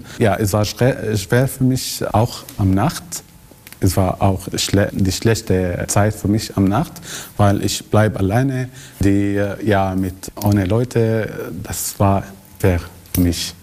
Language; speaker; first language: German; non-native, learner; Arabic